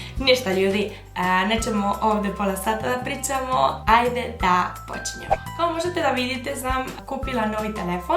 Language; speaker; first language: Bosnian; early bilingual, heritage; Bosnian